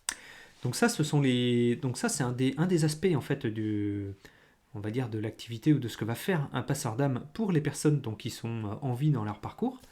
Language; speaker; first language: French; native; French